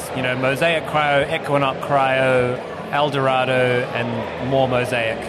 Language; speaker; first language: English; native; English